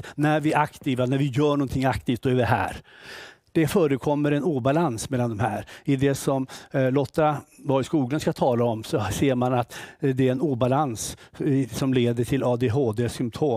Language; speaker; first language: Swedish; native; Swedish